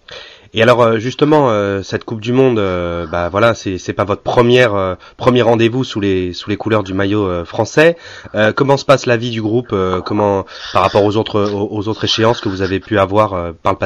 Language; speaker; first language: French; native; French